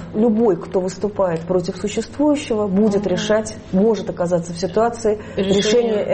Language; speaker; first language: Russian; native; Russian